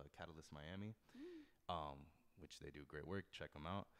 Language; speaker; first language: English; native; English